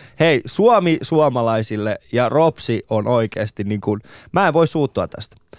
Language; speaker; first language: Finnish; non-native, fluent; Persian